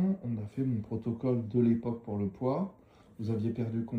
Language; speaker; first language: French; native; French